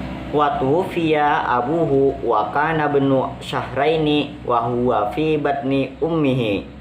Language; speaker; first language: Arabic; non-native, fluent; Indonesian